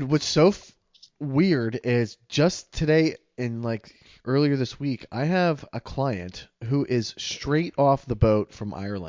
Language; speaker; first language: English; native; English